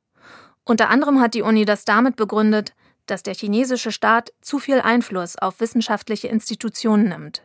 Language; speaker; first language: German; native; German